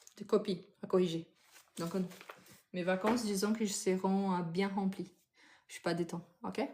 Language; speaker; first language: French; non-native, fluent; Portuguese